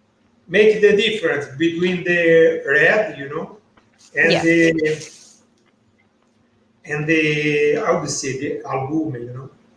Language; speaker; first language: English; non-native, learner; Italian